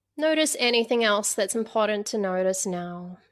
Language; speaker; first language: English; native; English